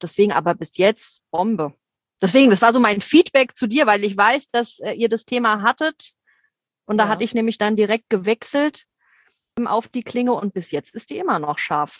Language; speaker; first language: German; native; German